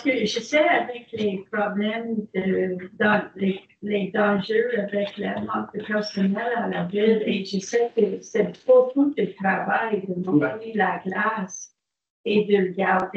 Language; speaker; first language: French; non-native, local second language; English